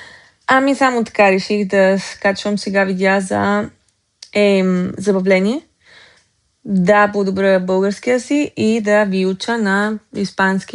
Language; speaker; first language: Bulgarian; early bilingual, heritage; Bulgarian